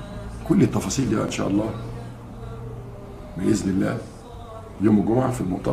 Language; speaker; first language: Arabic; native; Arabic